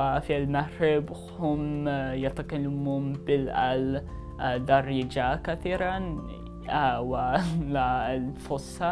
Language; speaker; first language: Arabic; non-native, learner; English